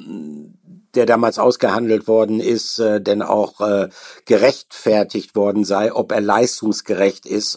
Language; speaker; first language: German; native; German